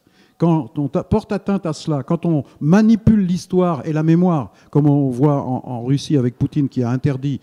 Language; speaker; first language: French; native; French